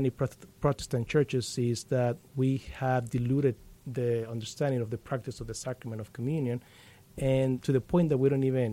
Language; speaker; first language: English; non-native, fluent; Spanish